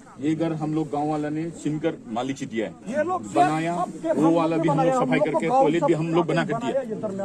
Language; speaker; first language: Hindi; non-native, local second language; Manipuri